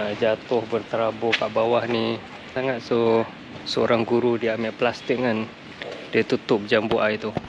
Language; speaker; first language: Malay; non-native, fluent; Western Cham